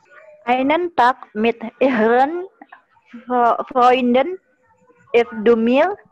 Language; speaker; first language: German; non-native, learner; Indonesian